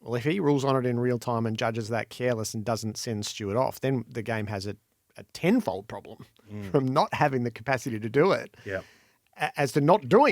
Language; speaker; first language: English; native; English